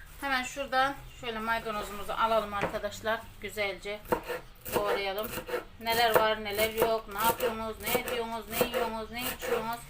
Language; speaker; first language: Turkish; native; Turkish